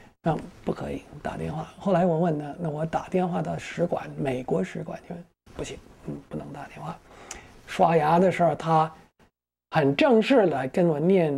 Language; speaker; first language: Chinese; non-native, fluent; English